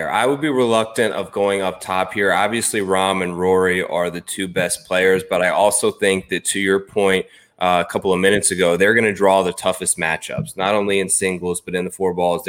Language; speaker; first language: English; native; English